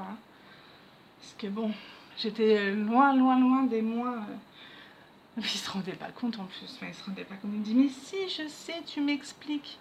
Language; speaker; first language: French; native; French